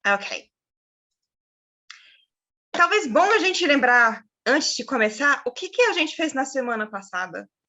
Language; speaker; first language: Portuguese; non-native, fluent; German